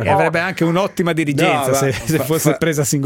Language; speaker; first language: Italian; native; Italian